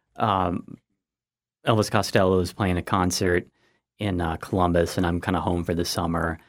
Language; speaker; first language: English; native; English